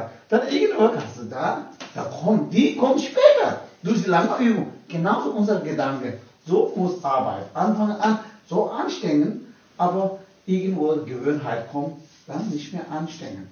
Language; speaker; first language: German; non-native, learner; Tibetan